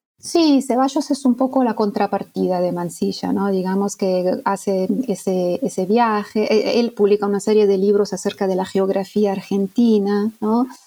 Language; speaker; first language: Spanish; non-native, fluent; Italian